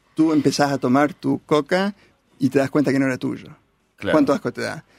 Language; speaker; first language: Spanish; early bilingual, heritage; Spanish